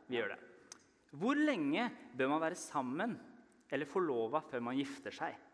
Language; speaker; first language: Norwegian; early bilingual, other home language; Persian